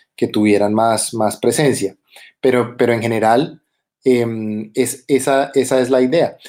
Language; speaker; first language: Spanish; native; Spanish